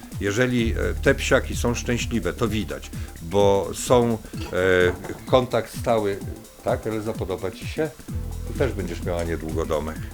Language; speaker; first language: Polish; native; Polish